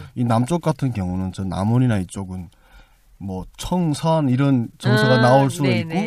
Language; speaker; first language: Korean; native; Korean